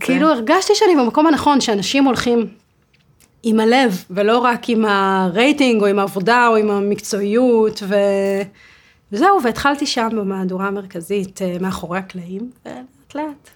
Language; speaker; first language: Hebrew; native; Hebrew